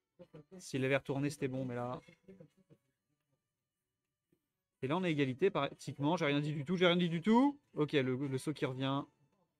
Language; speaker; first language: French; native; French